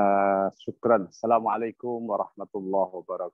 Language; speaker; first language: Arabic; non-native, fluent; Indonesian